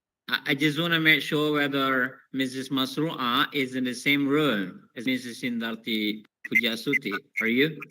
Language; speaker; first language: English; non-native, fluent; Indonesian